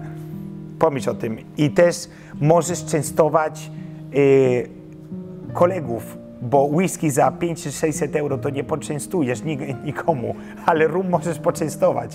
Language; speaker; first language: Polish; early bilingual, heritage; Polish